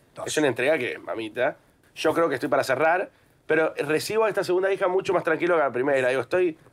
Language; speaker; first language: Spanish; native; Spanish